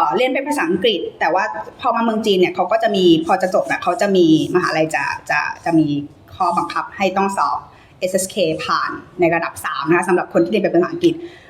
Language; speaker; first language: Thai; native; Thai